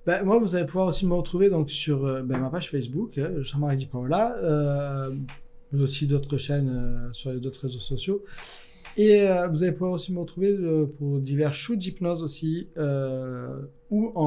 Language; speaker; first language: French; native; French